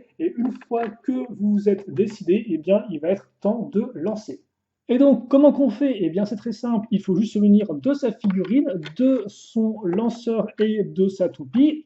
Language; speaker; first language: French; native; French